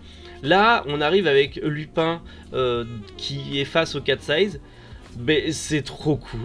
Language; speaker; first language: French; native; French